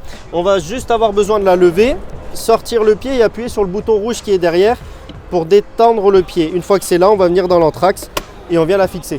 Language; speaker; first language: French; native; French